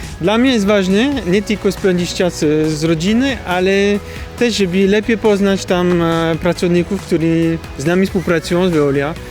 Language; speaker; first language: Polish; non-native, learner; French